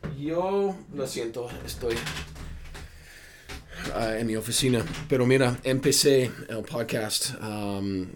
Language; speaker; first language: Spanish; non-native, fluent; English